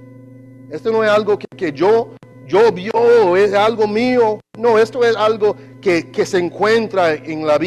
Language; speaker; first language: Spanish; non-native, learner; English